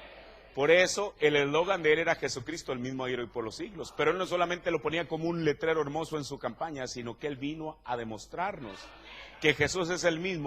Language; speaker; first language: Spanish; native; Spanish